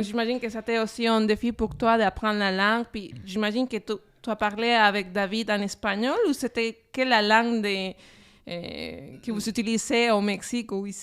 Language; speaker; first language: French; non-native, fluent; Spanish